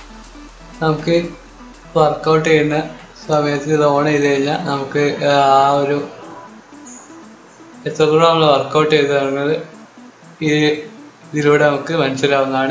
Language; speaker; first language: Malayalam; native; Malayalam